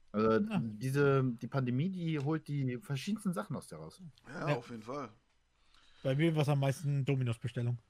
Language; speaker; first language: German; native; German